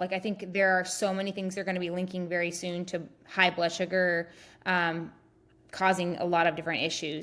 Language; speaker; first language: English; native; English